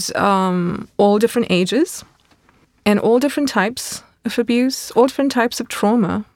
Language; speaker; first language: English; native; English